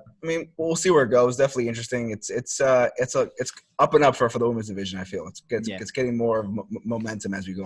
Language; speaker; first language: English; native; English